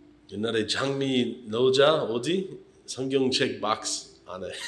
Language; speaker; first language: Korean; non-native, learner; English